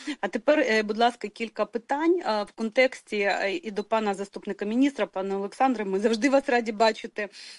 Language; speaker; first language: Ukrainian; native; Ukrainian